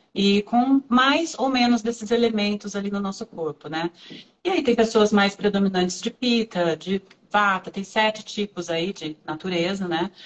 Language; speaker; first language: Portuguese; native; Portuguese